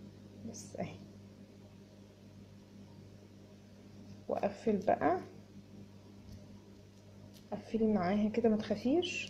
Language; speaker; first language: Arabic; native; Arabic